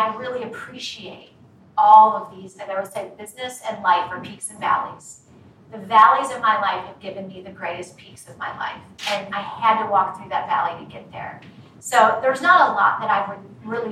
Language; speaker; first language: English; native; English